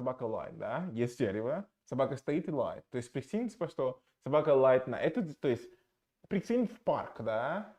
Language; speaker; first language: Russian; non-native, fluent; English